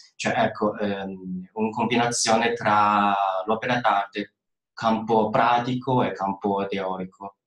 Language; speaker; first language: Italian; non-native, learner; Chinese